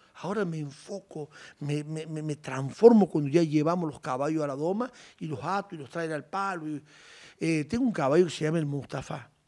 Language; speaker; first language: Spanish; native; Spanish